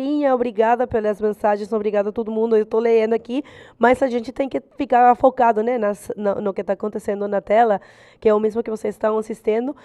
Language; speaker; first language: Portuguese; non-native, fluent; Spanish